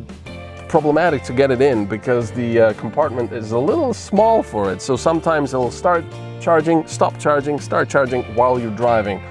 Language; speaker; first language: English; non-native, fluent; Slovenian